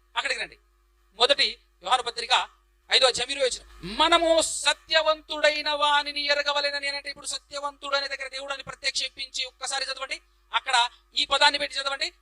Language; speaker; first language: Telugu; native; Telugu